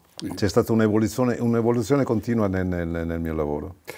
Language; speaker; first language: Italian; native; Italian